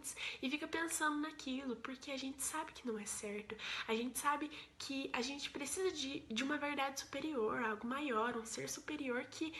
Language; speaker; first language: Portuguese; native; Portuguese